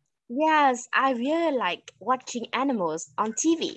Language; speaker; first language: English; non-native, learner; Vietnamese